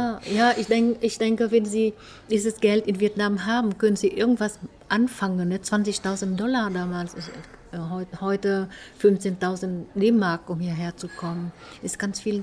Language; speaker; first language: German; non-native, fluent; Vietnamese